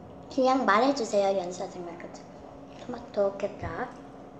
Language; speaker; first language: Korean; early bilingual, heritage; Korean